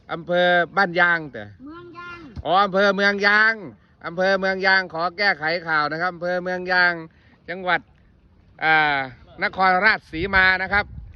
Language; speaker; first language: Thai; native; Thai